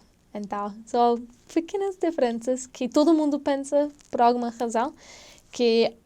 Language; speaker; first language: Portuguese; non-native, fluent; English